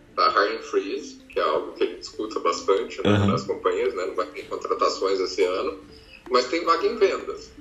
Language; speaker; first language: Portuguese; native; Portuguese